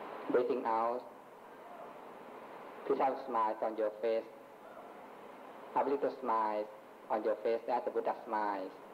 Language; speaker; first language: English; non-native, fluent; Thai